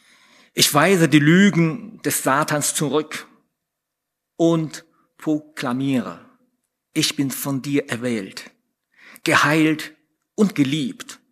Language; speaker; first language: German; non-native, fluent; Chinese